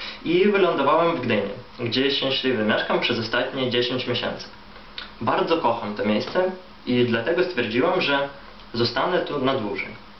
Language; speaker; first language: Polish; non-native, fluent; Ukrainian